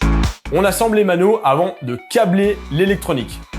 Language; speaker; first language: French; native; French